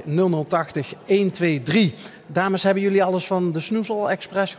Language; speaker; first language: Dutch; native; Dutch